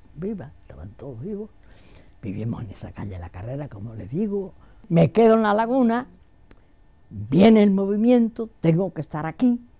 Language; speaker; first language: Spanish; native; Spanish